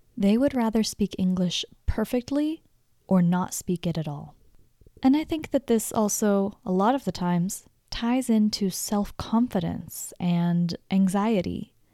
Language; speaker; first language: English; native; English